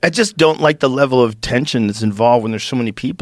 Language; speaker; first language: English; native; English